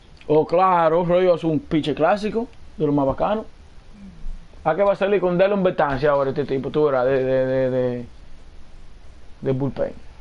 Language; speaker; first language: Spanish; early bilingual, heritage; Spanish